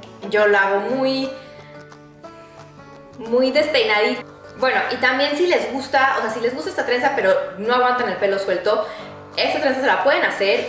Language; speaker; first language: Spanish; native; Spanish